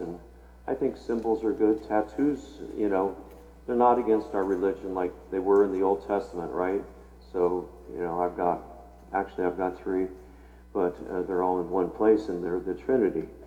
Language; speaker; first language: English; native; English